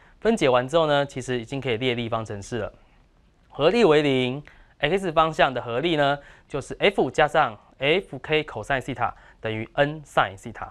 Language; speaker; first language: Chinese; native; Chinese